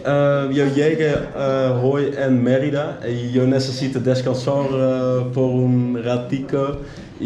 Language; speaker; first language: Spanish; non-native, learner; Dutch